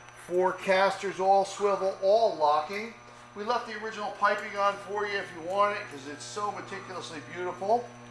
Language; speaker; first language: English; native; English